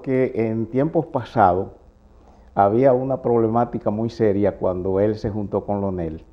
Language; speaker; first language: Spanish; native; Spanish